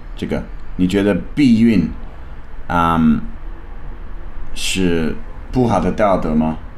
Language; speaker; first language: Chinese; non-native, learner; English